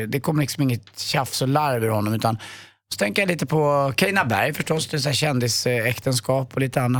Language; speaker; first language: Swedish; native; Swedish